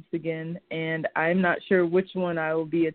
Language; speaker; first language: English; native; English